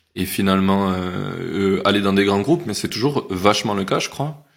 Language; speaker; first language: French; native; French